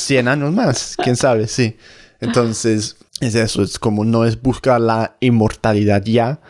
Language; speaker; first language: Spanish; non-native, fluent; English